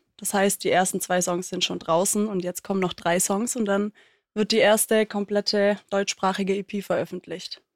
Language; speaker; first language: German; native; German